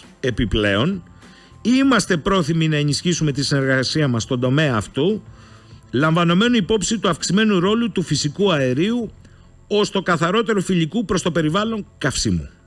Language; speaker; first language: Greek; native; Greek